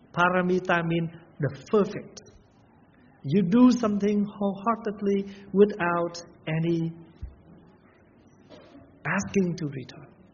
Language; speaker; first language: English; non-native, learner; Vietnamese